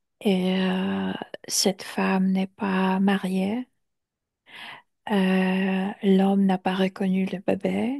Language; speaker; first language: French; non-native, fluent; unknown